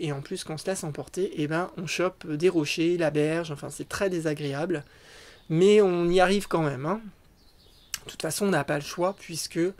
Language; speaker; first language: French; native; French